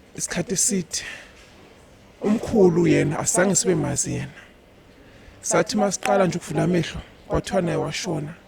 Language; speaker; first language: Zulu; non-native, local second language; Northern Sotho